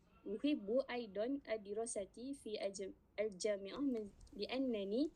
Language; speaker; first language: Arabic; non-native, learner; Malay